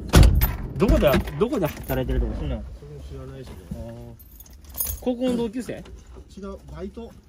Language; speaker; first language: Japanese; native; Japanese